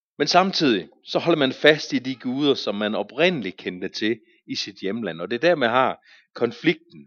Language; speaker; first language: Danish; native; Danish